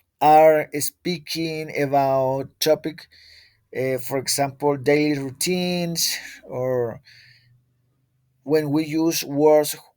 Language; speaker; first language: English; non-native, learner; Spanish